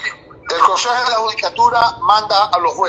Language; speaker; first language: Spanish; native; Spanish